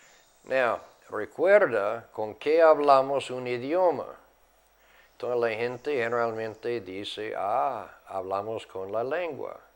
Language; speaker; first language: Spanish; non-native, fluent; English